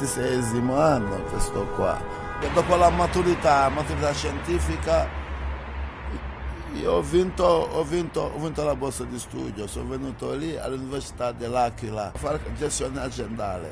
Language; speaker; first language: Italian; non-native, fluent; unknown